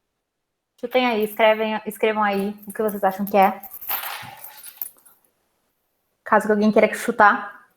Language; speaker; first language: Portuguese; native; Portuguese